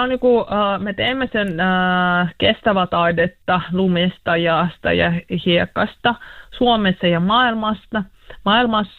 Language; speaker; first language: Finnish; non-native, learner; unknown